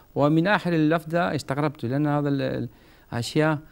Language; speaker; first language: Arabic; non-native, learner; Spanish